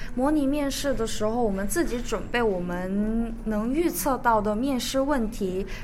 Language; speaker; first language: Chinese; early bilingual, other home language; Korean